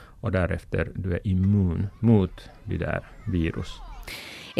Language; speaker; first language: Swedish; non-native, local second language; Finnish